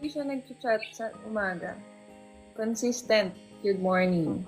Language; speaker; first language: Filipino; non-native, local second language; Cebuano